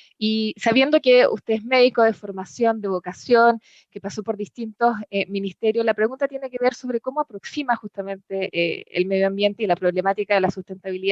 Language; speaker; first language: Spanish; native; Spanish